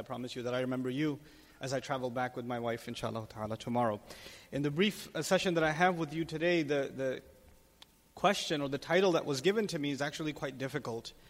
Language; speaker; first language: English; native; English